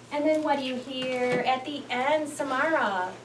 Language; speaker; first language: English; native; English